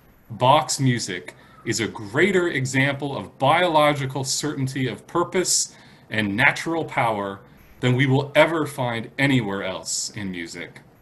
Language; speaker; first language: English; native; English